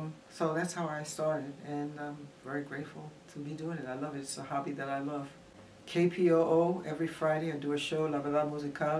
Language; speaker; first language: English; early bilingual, other home language; Spanish